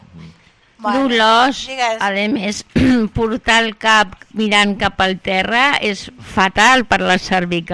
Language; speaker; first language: Catalan; non-native, local second language; Spanish